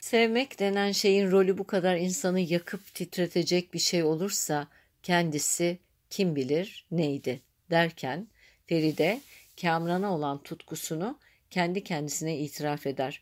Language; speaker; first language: Turkish; native; Turkish